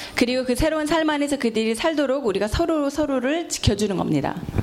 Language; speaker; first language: Korean; native; Korean